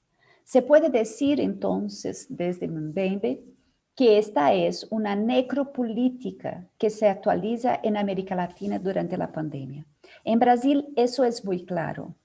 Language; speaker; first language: Spanish; non-native, fluent; Portuguese